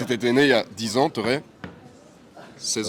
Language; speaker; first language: French; native; French